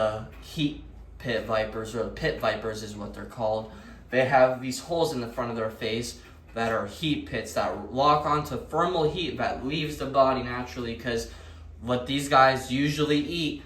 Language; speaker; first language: English; native; English